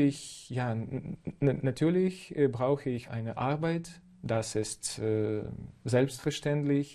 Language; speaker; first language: German; non-native, fluent; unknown